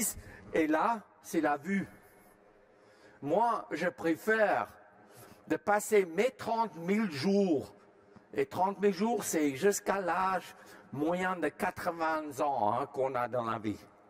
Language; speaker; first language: French; non-native, fluent; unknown